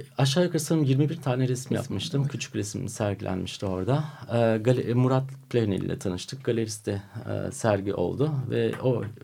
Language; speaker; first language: Turkish; early bilingual, heritage; Turkish